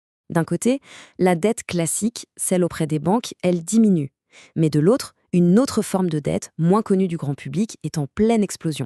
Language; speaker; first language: French; native; French